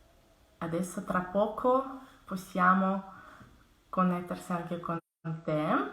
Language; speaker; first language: Italian; non-native, fluent; Russian